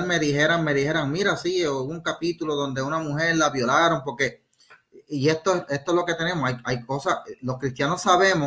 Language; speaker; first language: Spanish; native; Spanish